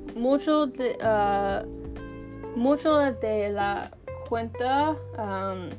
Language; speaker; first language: Spanish; non-native, learner; English